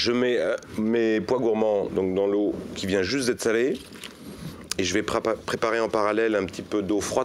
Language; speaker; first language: French; native; French